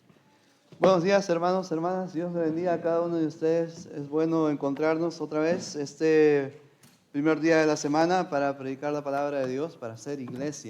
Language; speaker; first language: Spanish; native; Spanish